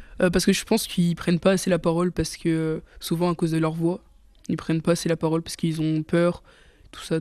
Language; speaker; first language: French; native; French